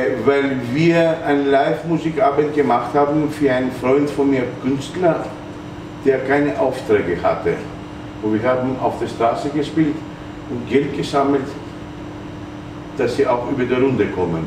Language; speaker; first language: German; non-native, fluent; Greek